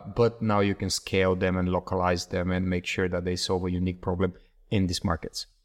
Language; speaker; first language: English; non-native, fluent; Bulgarian